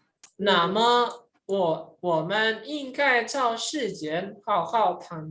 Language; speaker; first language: Chinese; non-native, fluent; Indonesian